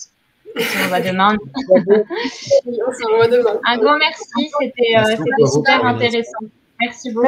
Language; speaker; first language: French; native; French